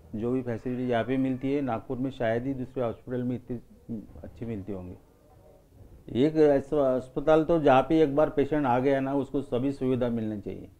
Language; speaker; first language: Hindi; non-native, local second language; Marathi